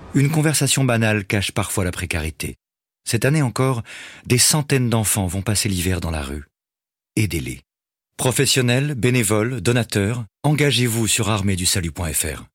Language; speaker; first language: French; native; French